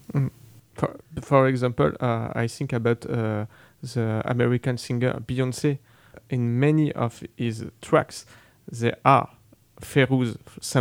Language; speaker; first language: English; non-native, learner; French